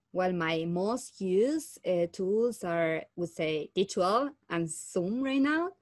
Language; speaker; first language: English; non-native, fluent; Spanish